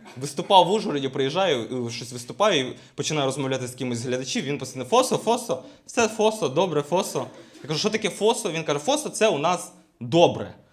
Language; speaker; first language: Ukrainian; non-native, local second language; Russian